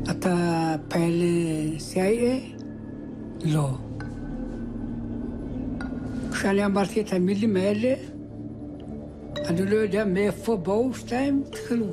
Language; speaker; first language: Hebrew; early bilingual, other home language; Amharic